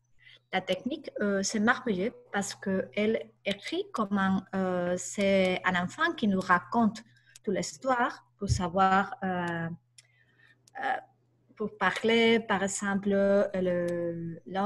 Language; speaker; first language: French; non-native, learner; Spanish